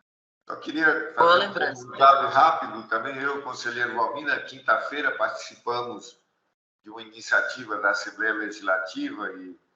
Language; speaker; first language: Portuguese; native; Portuguese